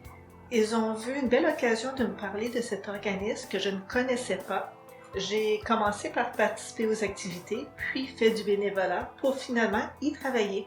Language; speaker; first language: French; native; French